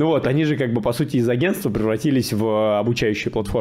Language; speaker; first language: Russian; native; Russian